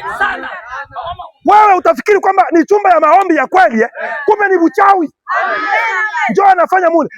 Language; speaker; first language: Swahili; non-native, local second language; Lingala